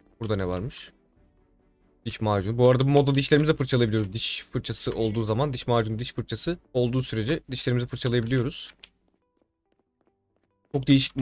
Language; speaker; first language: Turkish; native; Turkish